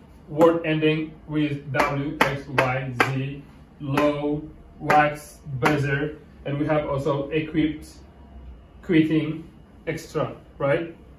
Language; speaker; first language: English; non-native, fluent; Wolof